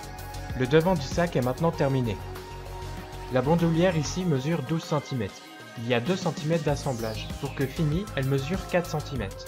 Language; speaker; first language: French; native; French